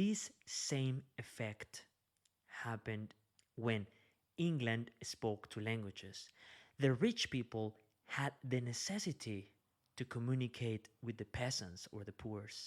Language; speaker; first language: English; non-native, fluent; Spanish